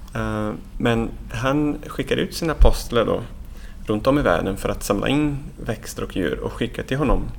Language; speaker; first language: Swedish; non-native, fluent; Portuguese